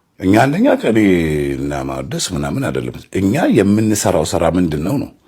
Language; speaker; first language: Amharic; native; Amharic